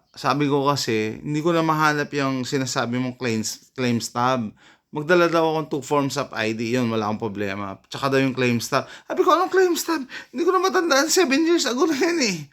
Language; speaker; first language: Filipino; native; Filipino